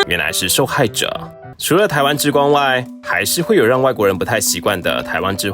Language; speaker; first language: Chinese; native; Chinese